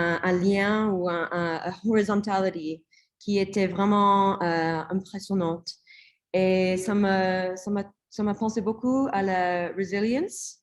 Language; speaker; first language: French; non-native, learner; English